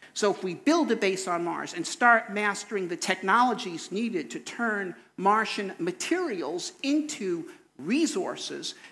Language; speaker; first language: English; native; English